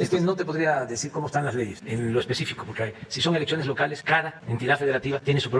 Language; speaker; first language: Spanish; native; Spanish